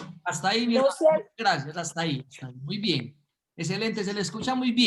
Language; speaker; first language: Spanish; native; Spanish